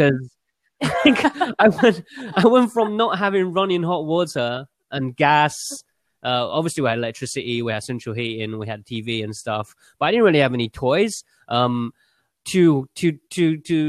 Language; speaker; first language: English; early bilingual, other home language; Chinese